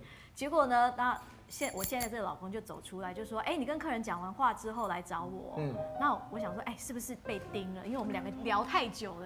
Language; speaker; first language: Chinese; native; Chinese